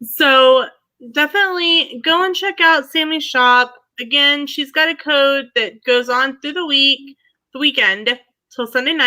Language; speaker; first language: English; native; English